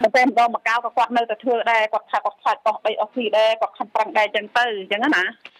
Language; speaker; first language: Khmer; non-native, local second language; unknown